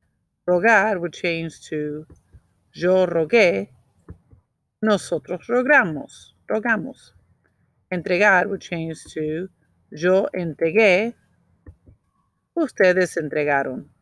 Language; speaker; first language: Spanish; non-native, fluent; English